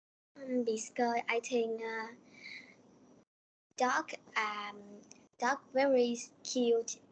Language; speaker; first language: English; non-native, learner; Vietnamese